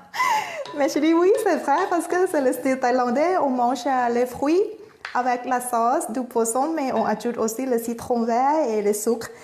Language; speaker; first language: French; non-native, fluent; Thai